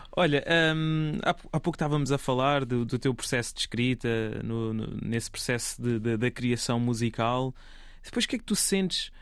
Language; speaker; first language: Portuguese; native; Portuguese